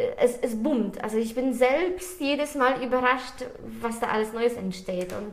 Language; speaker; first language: German; non-native, fluent; Polish